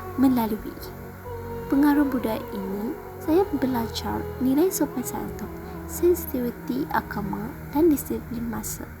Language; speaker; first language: Malay; non-native, local second language; Tamil